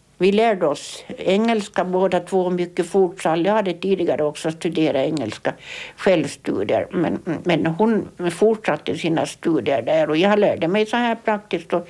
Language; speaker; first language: Swedish; native; Swedish